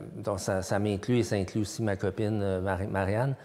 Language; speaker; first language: French; native; French